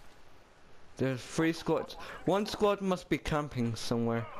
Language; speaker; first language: English; native; English